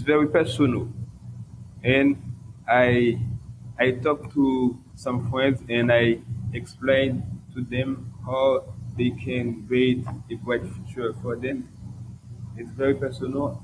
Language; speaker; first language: English; non-native, local second language; Haitian Creole